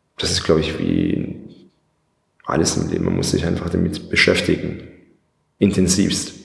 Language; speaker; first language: German; early bilingual, other home language; Persian